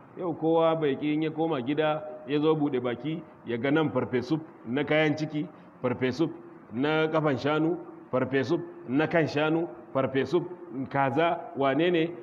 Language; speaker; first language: Hausa; non-native, local second language; Kanuri